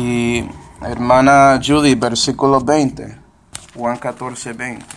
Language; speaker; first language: Spanish; non-native, fluent; English